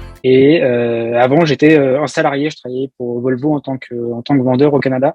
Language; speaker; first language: French; native; French